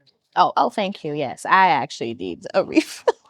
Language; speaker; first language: English; native; English